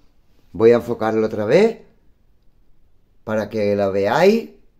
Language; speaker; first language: Spanish; native; Spanish